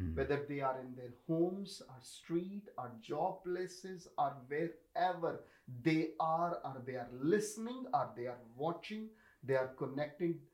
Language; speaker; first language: English; non-native, local second language; Urdu